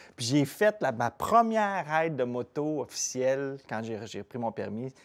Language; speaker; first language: French; native; French